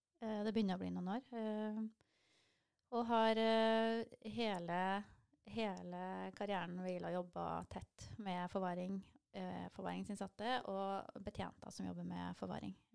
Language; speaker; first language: Norwegian; native; Norwegian